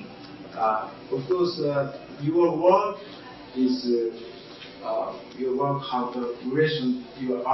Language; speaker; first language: English; non-native, learner; Japanese